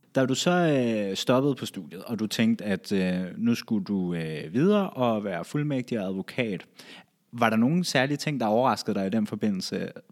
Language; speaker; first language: Danish; native; Danish